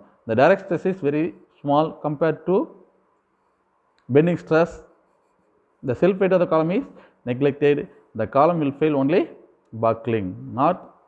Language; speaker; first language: English; non-native, local second language; Tamil